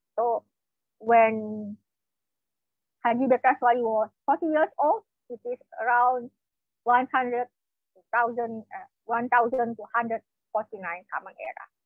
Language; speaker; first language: English; non-native, fluent; Indonesian